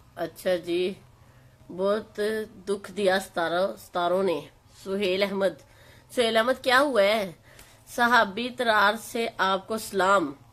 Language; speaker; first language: Urdu; native; Urdu